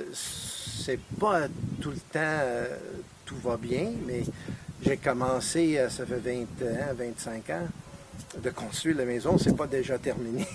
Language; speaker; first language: French; non-native, fluent; English